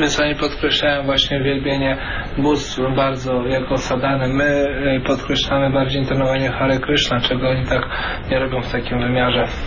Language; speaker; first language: Polish; native; Polish